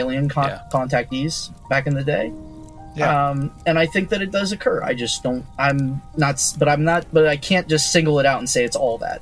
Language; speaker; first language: English; native; English